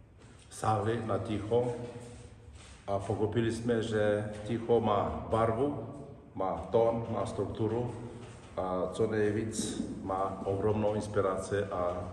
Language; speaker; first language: Czech; non-native, fluent; Romanian